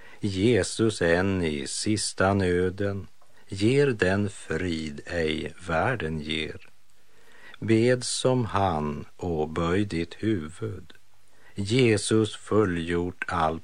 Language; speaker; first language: Swedish; native; Swedish